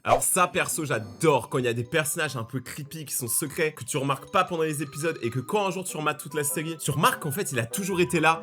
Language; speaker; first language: French; native; French